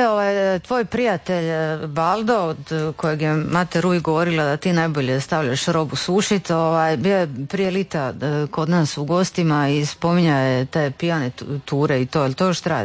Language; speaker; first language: Serbian; native; Serbian